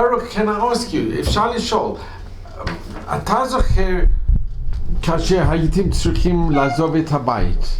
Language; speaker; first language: Hebrew; non-native, fluent; English